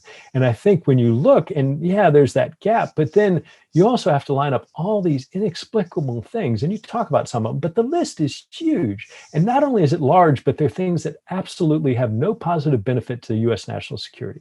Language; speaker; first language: English; native; English